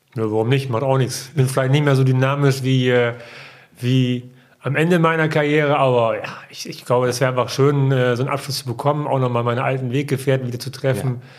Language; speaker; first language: German; native; German